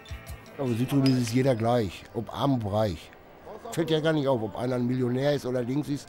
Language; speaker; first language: German; native; German